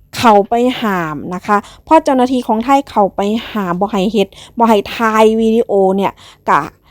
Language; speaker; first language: Thai; non-native, local second language; Northeastern Thai